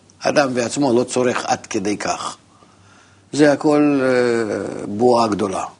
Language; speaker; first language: Hebrew; non-native, fluent; Russian